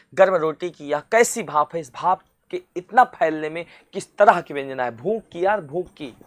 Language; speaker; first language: Hindi; native; Hindi